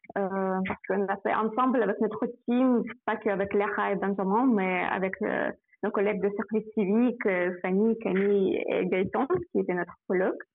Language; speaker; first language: French; non-native, fluent; Russian